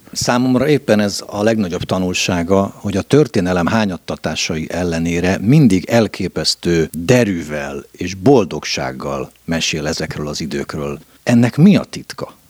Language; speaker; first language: Hungarian; native; Hungarian